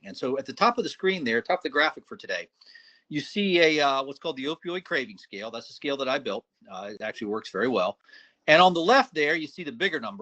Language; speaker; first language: English; native; English